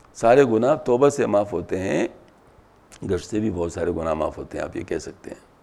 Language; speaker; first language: Urdu; non-native, local second language; Pashto